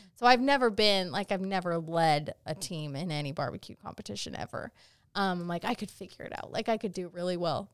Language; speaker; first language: English; native; English